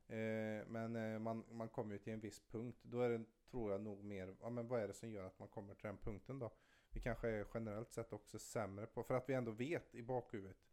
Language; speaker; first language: Swedish; native; Swedish